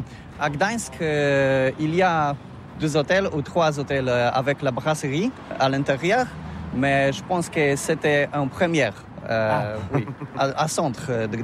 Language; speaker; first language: French; non-native, learner; Polish